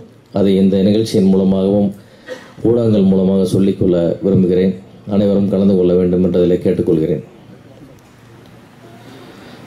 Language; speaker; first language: Tamil; native; Tamil